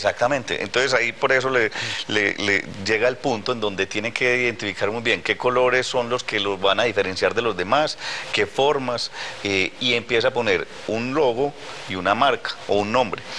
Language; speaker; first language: Spanish; native; Spanish